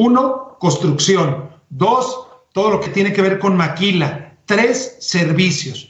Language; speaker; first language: Spanish; native; Spanish